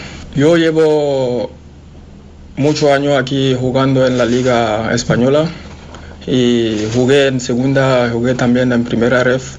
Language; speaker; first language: Spanish; non-native, fluent; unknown